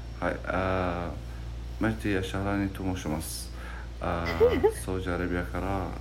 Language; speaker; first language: Japanese; non-native, learner; Arabic